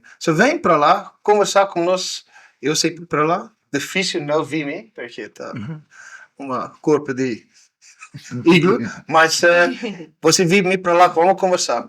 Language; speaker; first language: Portuguese; non-native, learner; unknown